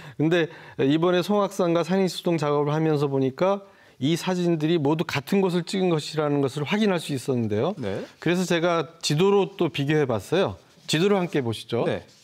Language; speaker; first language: Korean; native; Korean